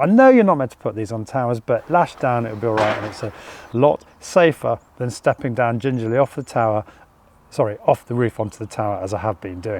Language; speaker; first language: English; native; English